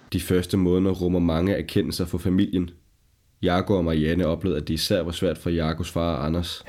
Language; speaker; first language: Danish; native; Danish